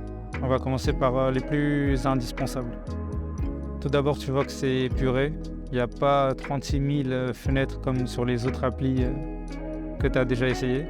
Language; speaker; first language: French; native; French